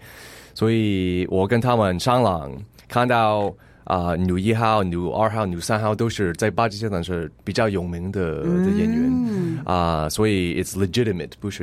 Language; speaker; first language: Chinese; early bilingual, heritage; English